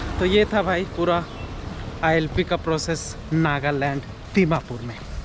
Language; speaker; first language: Hindi; native; Hindi